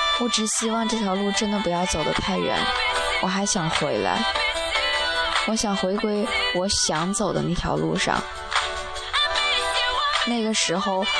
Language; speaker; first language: Chinese; native; Chinese